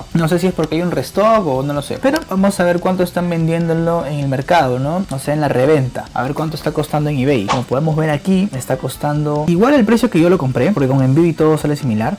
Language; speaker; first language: Spanish; native; Spanish